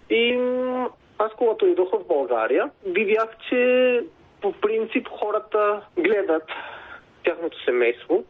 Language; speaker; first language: Bulgarian; non-native, fluent; Spanish